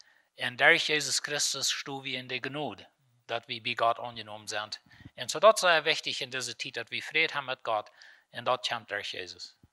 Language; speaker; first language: German; non-native, learner; Plautdietsch